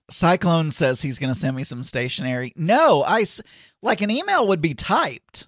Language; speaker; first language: English; non-native, local second language; Filipino